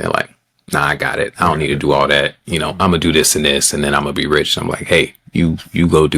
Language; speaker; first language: English; native; English